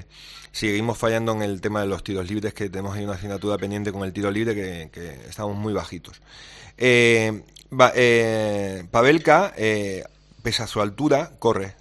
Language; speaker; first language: Spanish; native; Spanish